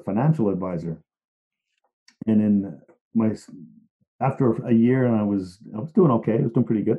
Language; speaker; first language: English; native; English